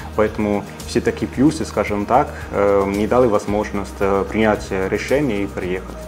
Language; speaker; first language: Russian; non-native, fluent; Italian